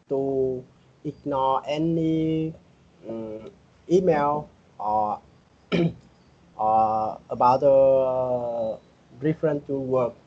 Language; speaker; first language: English; non-native, learner; Vietnamese